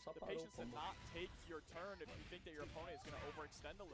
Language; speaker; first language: English; native; English